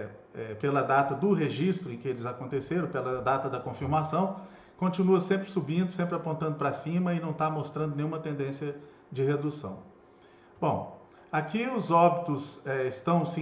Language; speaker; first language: Portuguese; native; Portuguese